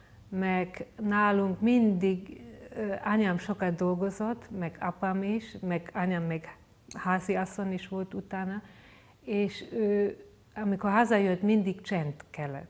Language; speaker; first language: Hungarian; non-native, fluent; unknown